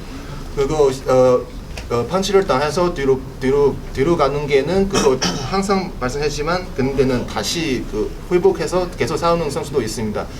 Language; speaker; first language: Korean; non-native, learner; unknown